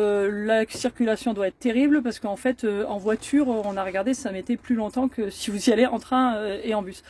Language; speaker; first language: French; native; French